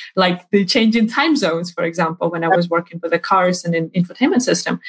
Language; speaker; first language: English; non-native, fluent; Ukrainian